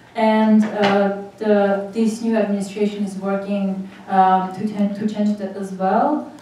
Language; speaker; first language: English; non-native, fluent; Armenian